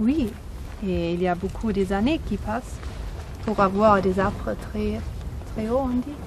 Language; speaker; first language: French; non-native, learner; German